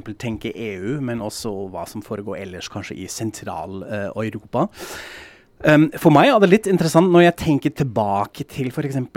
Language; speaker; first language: Norwegian; non-native, fluent; German